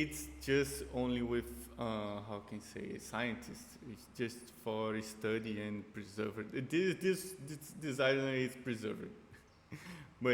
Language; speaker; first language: English; non-native, fluent; Portuguese